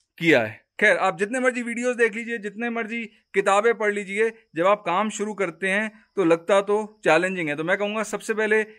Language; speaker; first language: Hindi; native; Hindi